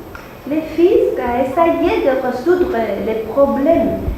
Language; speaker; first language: French; non-native, learner; Spanish